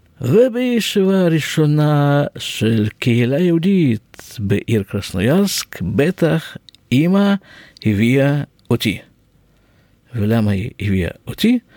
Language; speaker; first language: Hebrew; non-native, fluent; Russian